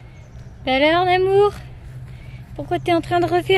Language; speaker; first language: French; native; French